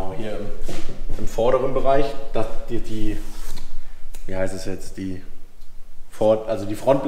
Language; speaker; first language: German; native; German